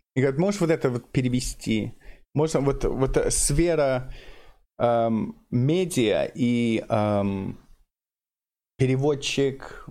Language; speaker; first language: Russian; non-native, fluent; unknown